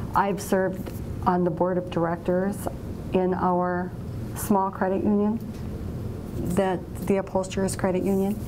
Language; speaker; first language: English; native; English